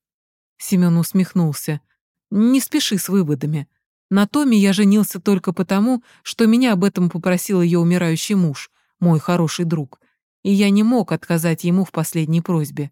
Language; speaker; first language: Russian; native; Russian